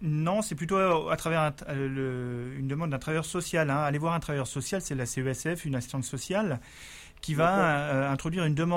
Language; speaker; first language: French; native; French